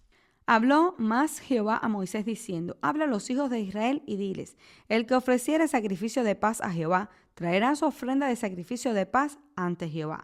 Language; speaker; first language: Spanish; native; Spanish